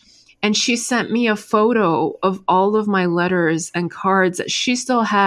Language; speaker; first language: English; early bilingual, other home language; Chinese